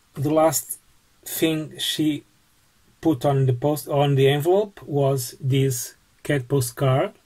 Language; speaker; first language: English; non-native, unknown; Portuguese